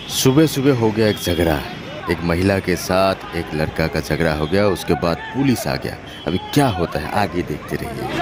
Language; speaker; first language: Hindi; non-native, local second language; Assamese